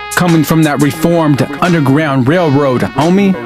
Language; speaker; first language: English; early bilingual, other home language; Spanish